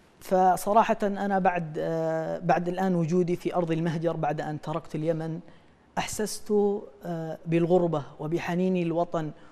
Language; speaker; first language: Arabic; native; Arabic